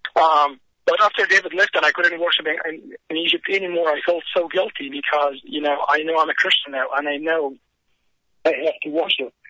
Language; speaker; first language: English; non-native, fluent; Arabic